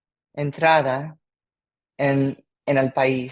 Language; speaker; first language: Spanish; non-native, learner; English